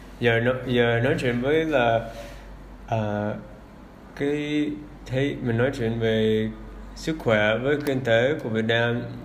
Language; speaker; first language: Vietnamese; early bilingual, heritage; English